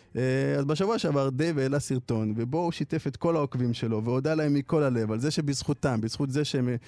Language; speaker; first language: Hebrew; early bilingual, other home language; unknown